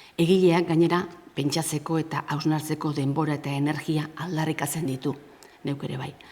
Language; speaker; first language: Basque; native; Basque